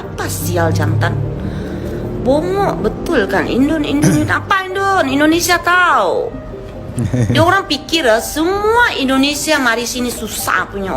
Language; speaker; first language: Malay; non-native, fluent; Indonesian